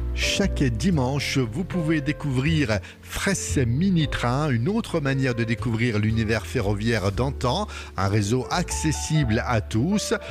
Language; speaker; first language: French; native; French